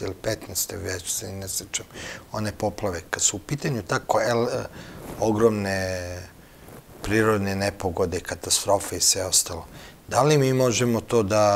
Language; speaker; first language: Croatian; native; Croatian